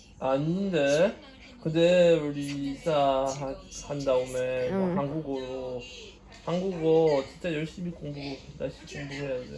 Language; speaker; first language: Korean; non-native, learner; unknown